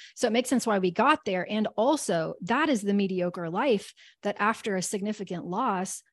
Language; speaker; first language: English; native; English